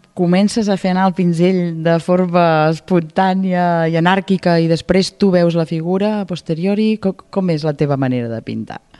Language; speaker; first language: Catalan; native; Catalan